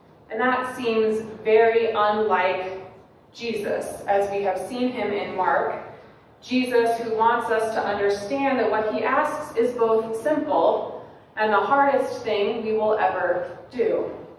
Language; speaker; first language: English; native; English